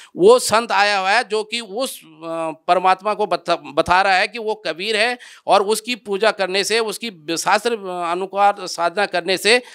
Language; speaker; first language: Hindi; native; Hindi